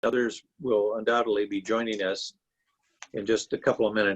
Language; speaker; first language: English; native; English